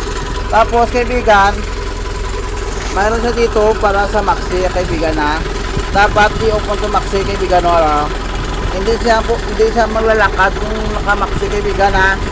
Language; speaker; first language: Filipino; non-native, local second language; Cebuano